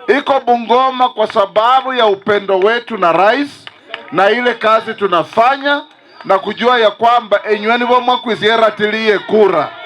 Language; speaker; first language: Swahili; non-native, local second language; Luyia